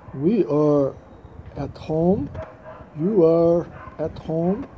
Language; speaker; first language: English; non-native, fluent; Portuguese